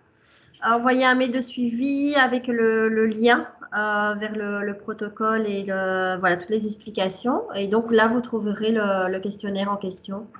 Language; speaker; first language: French; native; French